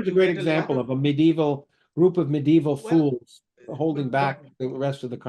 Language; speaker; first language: English; native; English